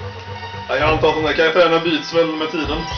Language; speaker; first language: Swedish; native; Swedish